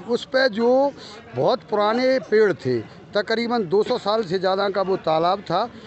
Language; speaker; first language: Hindi; native; Hindi